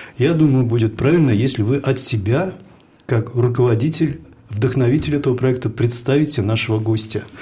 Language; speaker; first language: Russian; native; Russian